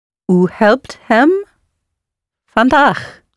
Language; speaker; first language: Dutch; non-native, learner; English